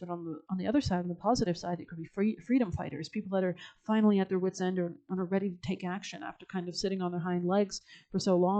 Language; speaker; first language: English; native; English